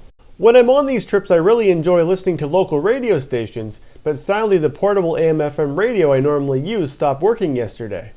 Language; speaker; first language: English; native; English